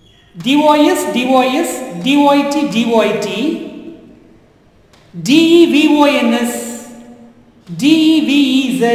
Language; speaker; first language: French; non-native, learner; Tamil